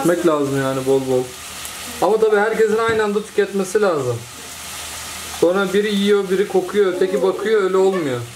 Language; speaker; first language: Turkish; native; Turkish